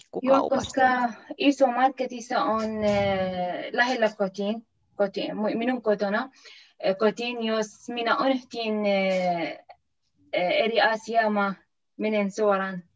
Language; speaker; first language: Finnish; non-native, learner; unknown